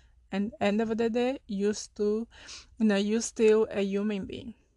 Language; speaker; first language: English; non-native, fluent; Portuguese